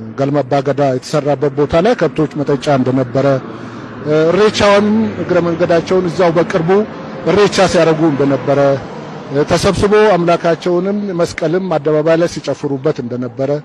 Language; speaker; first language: Amharic; non-native, local second language; Oromo